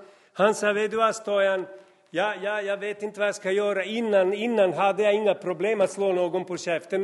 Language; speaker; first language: Swedish; non-native, fluent; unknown